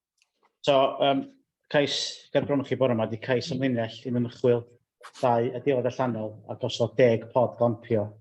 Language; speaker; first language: Welsh; native; Welsh